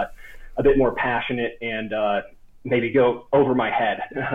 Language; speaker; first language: English; native; English